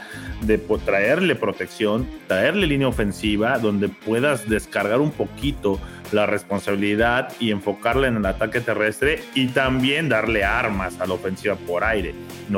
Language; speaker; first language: Spanish; native; Spanish